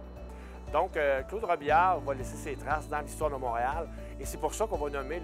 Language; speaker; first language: French; native; French